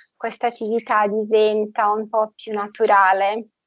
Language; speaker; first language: Italian; non-native, fluent; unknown